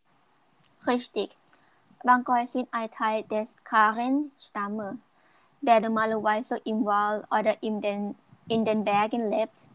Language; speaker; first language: German; non-native, learner; Thai